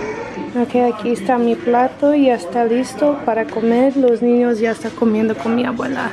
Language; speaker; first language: Spanish; early bilingual, heritage; English